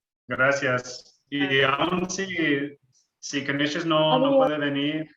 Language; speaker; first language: Spanish; early bilingual, heritage; English